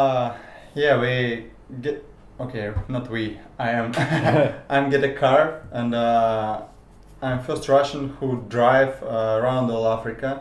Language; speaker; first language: English; non-native, learner; Russian